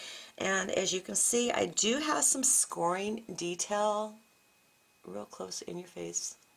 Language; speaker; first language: English; native; English